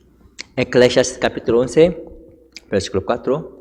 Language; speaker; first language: Spanish; non-native, fluent; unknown